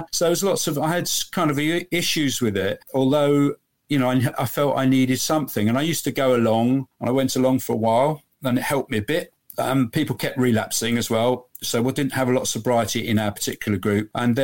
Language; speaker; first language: English; native; English